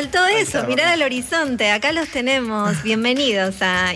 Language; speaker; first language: Spanish; native; Spanish